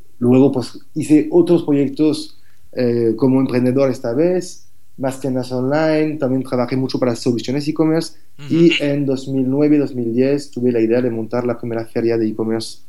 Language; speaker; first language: Spanish; non-native, fluent; French